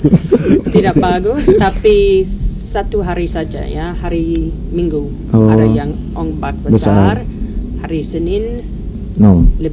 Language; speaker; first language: Indonesian; non-native, learner; English